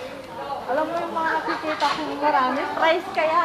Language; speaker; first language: Filipino; non-native, local second language; Cebuano